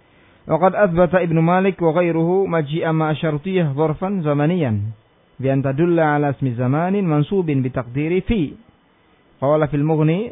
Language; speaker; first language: Arabic; non-native, fluent; Indonesian